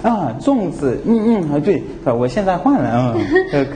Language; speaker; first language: Chinese; non-native, fluent; English